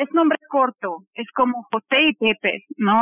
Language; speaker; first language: Spanish; non-native, fluent; Russian